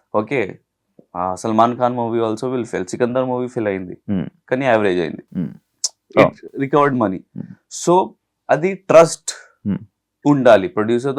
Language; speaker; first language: Telugu; non-native, local second language; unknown